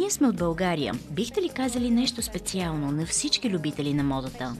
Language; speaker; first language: Bulgarian; native; Bulgarian